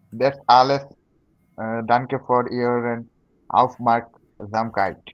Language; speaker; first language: German; non-native, learner; Bangla